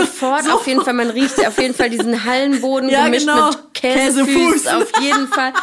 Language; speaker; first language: German; native; German